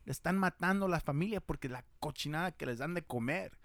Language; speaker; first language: Spanish; early bilingual, heritage; Spanish